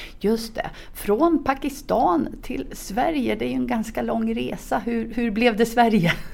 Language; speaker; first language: Swedish; native; Swedish